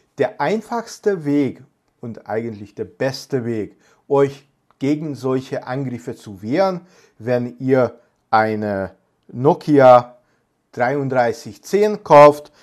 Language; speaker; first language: German; non-native, fluent; Hungarian